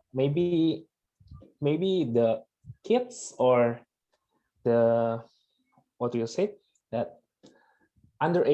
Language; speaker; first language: English; non-native, fluent; Indonesian